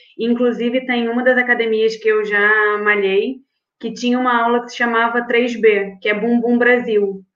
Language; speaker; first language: Portuguese; native; Portuguese